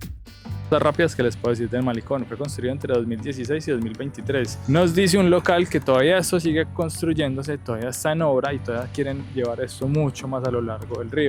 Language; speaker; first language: Spanish; native; Spanish